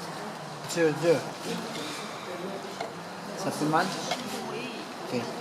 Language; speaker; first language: French; non-native, learner; Vietnamese